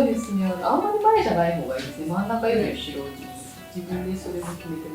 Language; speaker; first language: Japanese; native; Japanese